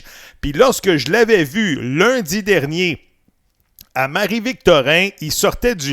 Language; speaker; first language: French; native; French